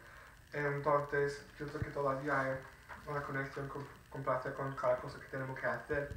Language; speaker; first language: Spanish; non-native, fluent; English